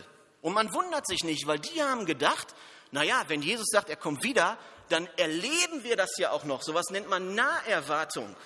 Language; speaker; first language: German; native; German